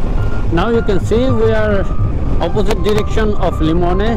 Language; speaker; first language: English; non-native, learner; Bangla